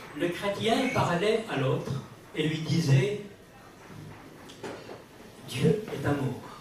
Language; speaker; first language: French; non-native, local second language; Kabyle